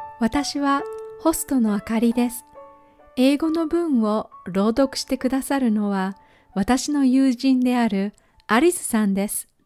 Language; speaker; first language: Japanese; native; Japanese